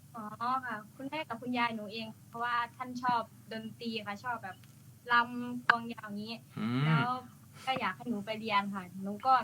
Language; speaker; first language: Thai; native; Thai